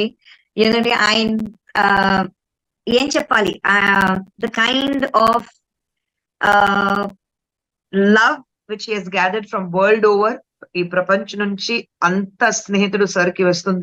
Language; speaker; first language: Telugu; non-native, fluent; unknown